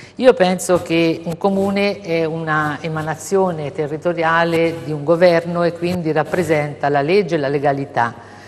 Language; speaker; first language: Italian; native; Italian